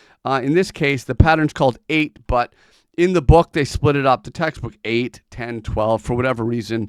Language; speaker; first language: English; native; English